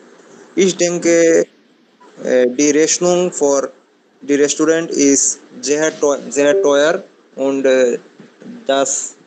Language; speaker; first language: German; non-native, learner; Bangla